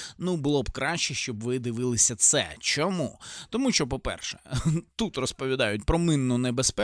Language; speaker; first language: Ukrainian; native; Ukrainian